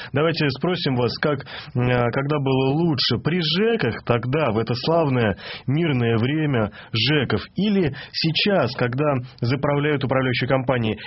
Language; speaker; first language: Russian; native; Russian